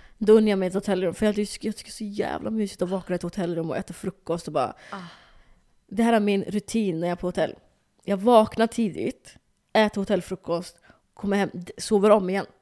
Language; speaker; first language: Swedish; early bilingual, other home language; Somali